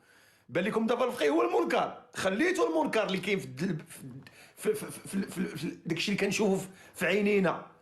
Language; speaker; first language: Arabic; native; Arabic